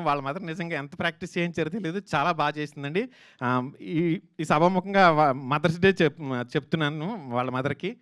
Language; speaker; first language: Telugu; native; Telugu